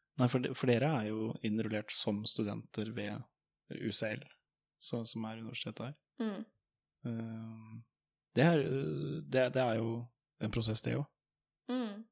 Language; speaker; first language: Norwegian; native; Norwegian